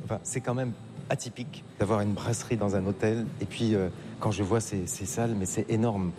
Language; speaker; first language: French; native; French